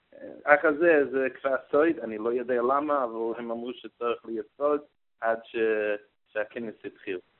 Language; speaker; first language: Hebrew; non-native, learner; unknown